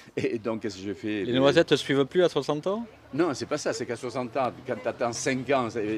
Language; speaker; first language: French; native; French